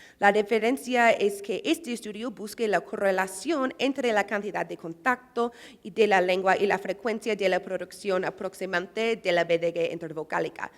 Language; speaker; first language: Spanish; non-native, fluent; English